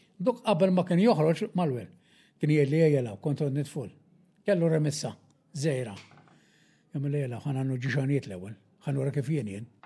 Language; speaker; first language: Maltese; native; Maltese